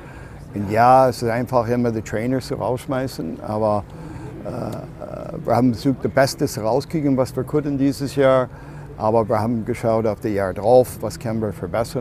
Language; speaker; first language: German; non-native, fluent; English